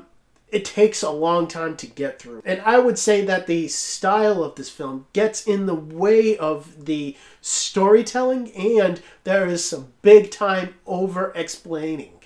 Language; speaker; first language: English; native; English